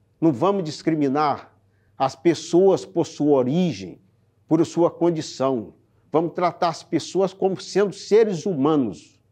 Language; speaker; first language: Portuguese; native; Portuguese